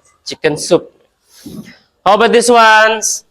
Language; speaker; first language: English; non-native, fluent; Indonesian